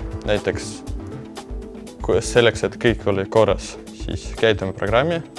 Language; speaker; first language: Estonian; non-native, local second language; Russian